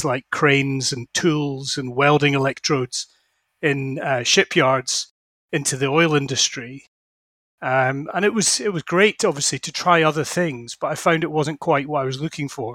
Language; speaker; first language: English; native; English